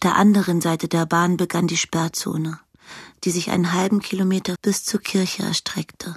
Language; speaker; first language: German; native; German